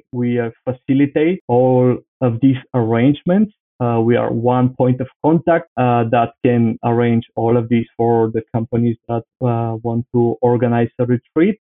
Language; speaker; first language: English; non-native, fluent; Bulgarian